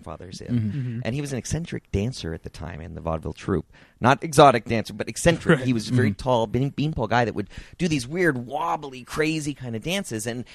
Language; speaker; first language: English; native; English